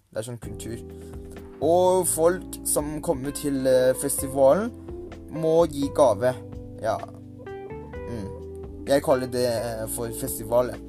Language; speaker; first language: Norwegian; non-native, learner; Thai